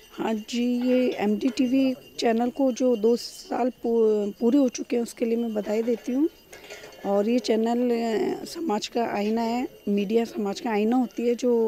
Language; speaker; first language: Hindi; native; Hindi